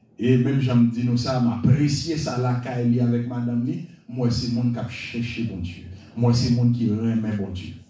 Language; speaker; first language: French; non-native, local second language; Haitian Creole